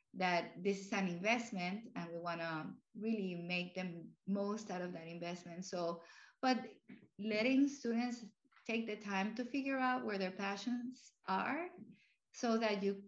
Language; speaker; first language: English; non-native, fluent; Spanish